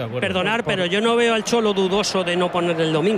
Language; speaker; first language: Spanish; native; Spanish